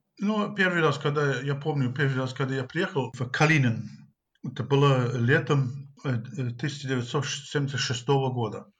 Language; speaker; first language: Russian; non-native, fluent; English